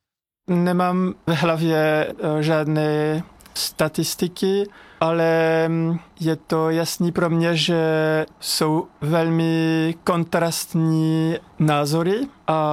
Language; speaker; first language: Czech; non-native, fluent; French